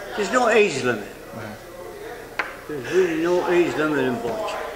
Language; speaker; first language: English; native; English